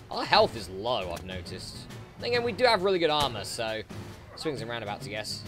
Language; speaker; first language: English; native; English